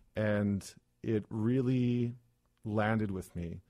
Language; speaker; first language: English; native; English